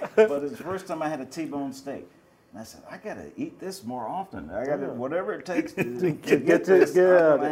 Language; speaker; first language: English; native; English